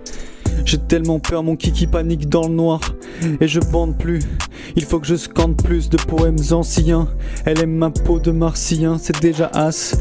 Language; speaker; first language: French; native; French